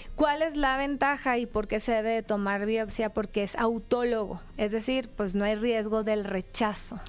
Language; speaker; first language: Spanish; native; Spanish